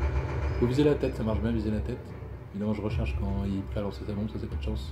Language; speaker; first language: French; native; French